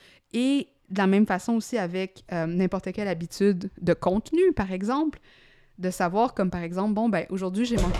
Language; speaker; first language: French; native; French